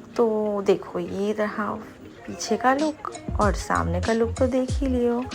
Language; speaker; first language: Hindi; non-native, local second language; Bangla